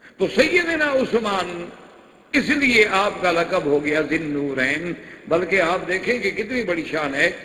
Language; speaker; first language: Urdu; non-native, local second language; Punjabi